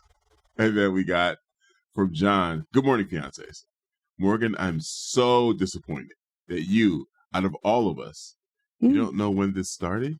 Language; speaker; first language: English; native; English